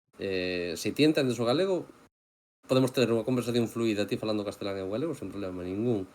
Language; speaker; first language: Galician; native; Galician